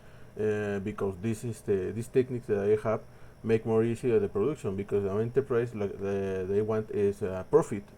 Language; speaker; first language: English; non-native, learner; Spanish